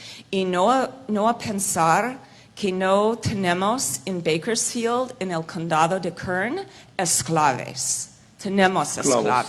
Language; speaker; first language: Spanish; non-native, fluent; English